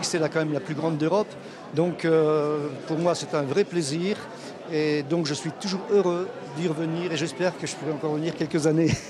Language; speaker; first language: French; native; French